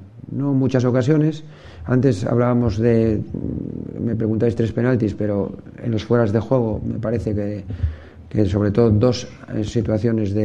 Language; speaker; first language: Spanish; native; Spanish